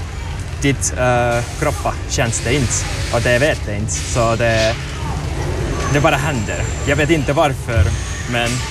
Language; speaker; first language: Swedish; non-native, learner; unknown